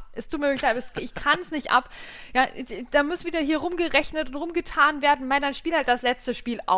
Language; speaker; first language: German; native; German